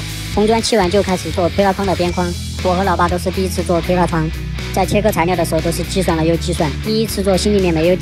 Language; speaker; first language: Chinese; native; Chinese